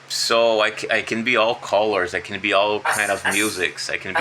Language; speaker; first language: English; non-native, fluent; Portuguese